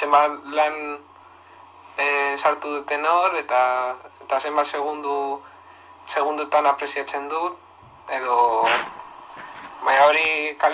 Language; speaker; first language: Basque; non-native, local second language; Spanish